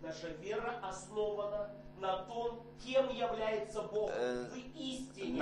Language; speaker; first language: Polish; non-native, learner; Russian